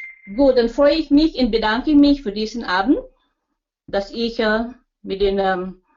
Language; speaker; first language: German; non-native, learner; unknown